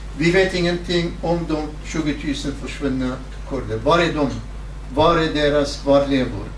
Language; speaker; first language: Swedish; non-native, fluent; Kurdish